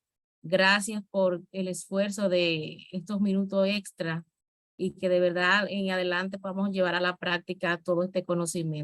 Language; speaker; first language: Spanish; native; Spanish